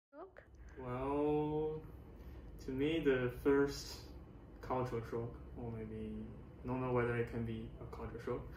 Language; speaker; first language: English; non-native, fluent; Chinese